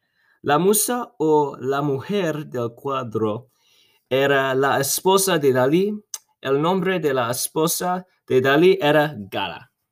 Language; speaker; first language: Spanish; non-native, learner; English